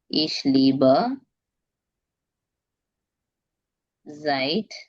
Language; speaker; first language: German; non-native, learner; Tamil